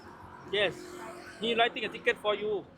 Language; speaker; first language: English; non-native, learner; Thai